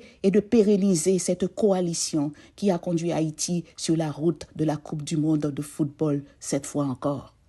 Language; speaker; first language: French; non-native, local second language; Haitian Creole